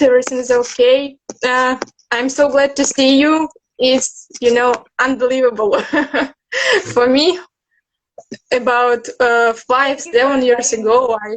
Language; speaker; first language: English; non-native, learner; Russian